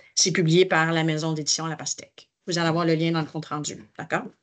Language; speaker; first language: French; native; French